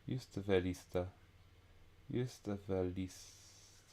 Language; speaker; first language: Finnish; non-native, learner; English